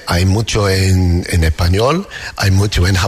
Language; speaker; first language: Spanish; non-native, learner; English